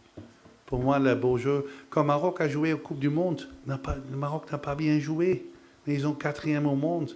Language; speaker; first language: French; non-native, fluent; Dutch